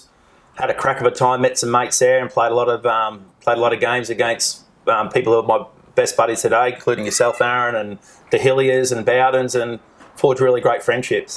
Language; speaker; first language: English; native; English